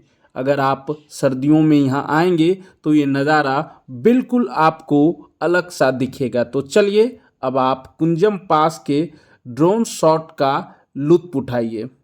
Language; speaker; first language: Hindi; native; Hindi